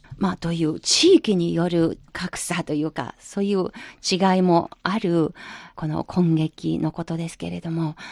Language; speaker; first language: Japanese; non-native, fluent; Chinese